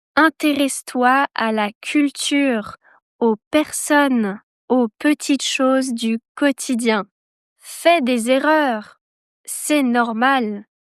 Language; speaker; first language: French; native; French